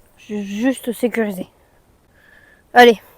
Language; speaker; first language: French; native; French